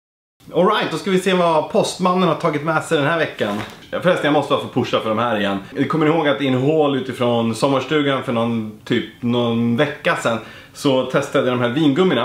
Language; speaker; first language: Swedish; native; Swedish